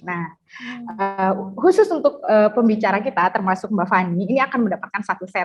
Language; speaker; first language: Indonesian; native; Indonesian